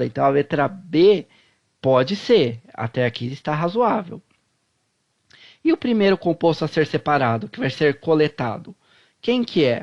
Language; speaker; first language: Portuguese; native; Portuguese